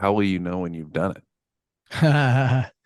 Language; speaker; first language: English; native; English